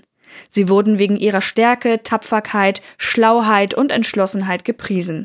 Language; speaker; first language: German; native; German